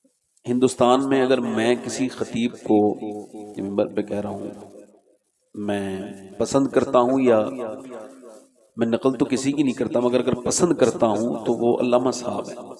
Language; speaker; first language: Urdu; native; Urdu